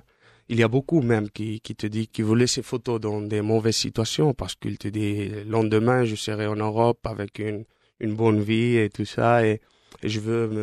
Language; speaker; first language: French; non-native, fluent; Spanish